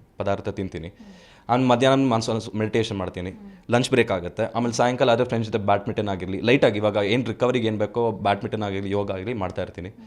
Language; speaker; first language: Kannada; native; Kannada